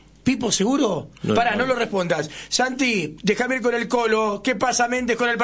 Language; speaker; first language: Spanish; native; Spanish